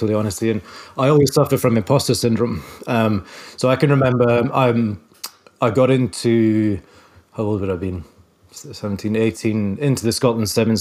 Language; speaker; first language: English; native; English